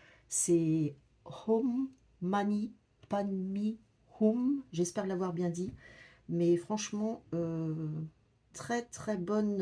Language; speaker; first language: French; native; French